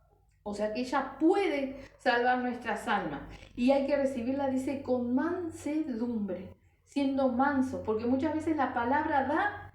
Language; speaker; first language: Spanish; native; Spanish